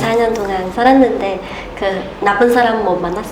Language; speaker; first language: Korean; non-native, learner; Vietnamese